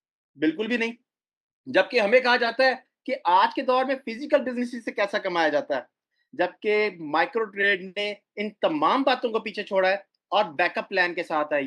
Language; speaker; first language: Hindi; native; Hindi